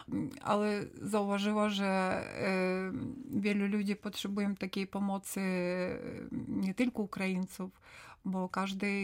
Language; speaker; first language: Polish; non-native, learner; Ukrainian